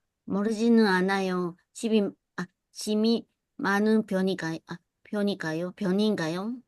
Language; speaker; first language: Korean; non-native, learner; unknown